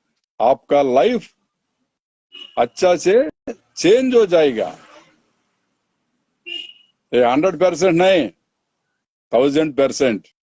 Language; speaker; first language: Hindi; non-native, local second language; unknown